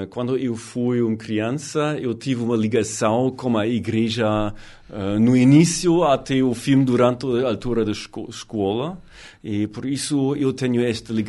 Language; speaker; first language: Portuguese; non-native, learner; German